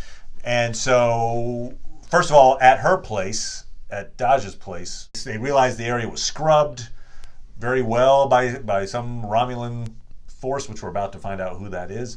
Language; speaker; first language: English; native; English